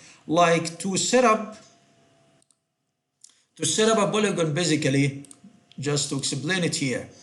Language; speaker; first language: English; non-native, fluent; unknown